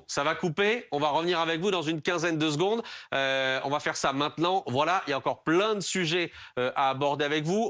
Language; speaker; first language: French; native; French